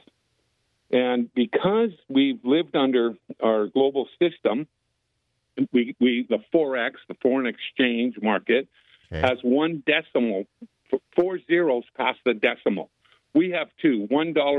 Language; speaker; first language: English; native; English